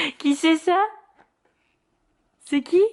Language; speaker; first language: French; native; French